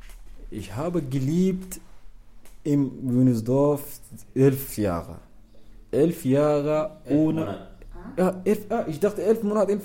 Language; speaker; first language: German; non-native, learner; Arabic